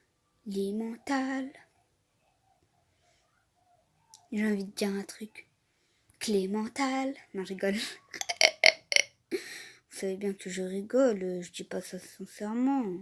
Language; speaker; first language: French; native; French